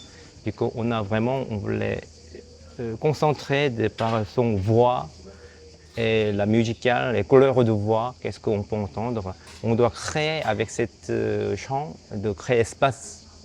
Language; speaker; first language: French; non-native, fluent; Korean